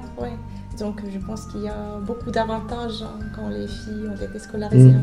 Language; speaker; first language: French; non-native, fluent; Finnish